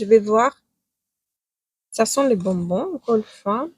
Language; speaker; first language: French; non-native, fluent; Ukrainian